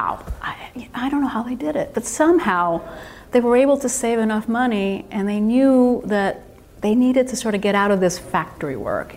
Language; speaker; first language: English; early bilingual, other home language; Spanish